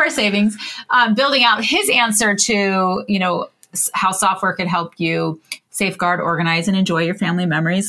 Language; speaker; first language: English; native; English